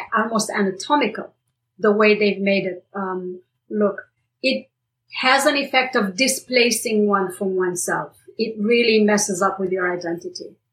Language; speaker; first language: English; non-native, fluent; Romanian